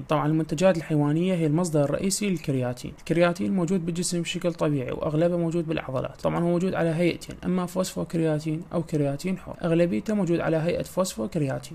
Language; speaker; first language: Arabic; native; Arabic